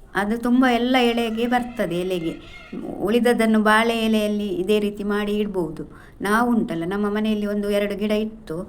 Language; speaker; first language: Kannada; non-native, local second language; Tulu